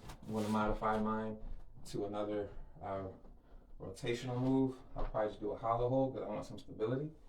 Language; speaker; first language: English; native; English